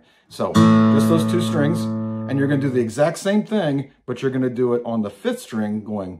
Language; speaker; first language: English; native; English